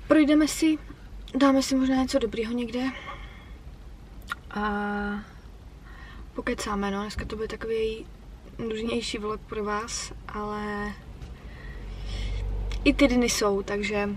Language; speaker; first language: Czech; native; Czech